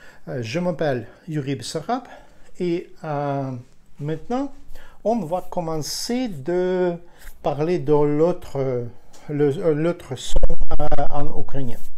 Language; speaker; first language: French; non-native, fluent; Ukrainian